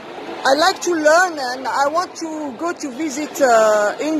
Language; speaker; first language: English; non-native, learner; French